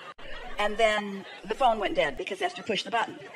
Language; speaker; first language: English; native; English